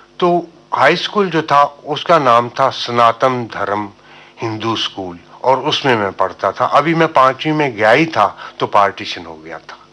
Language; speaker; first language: Urdu; non-native, local second language; Punjabi